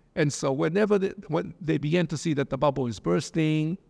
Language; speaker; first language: English; early bilingual, other home language; Japanese